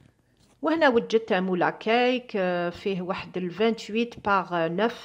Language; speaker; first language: Arabic; native; Arabic